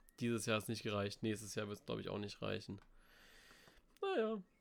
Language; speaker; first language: German; native; German